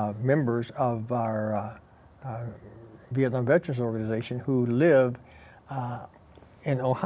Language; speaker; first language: English; native; English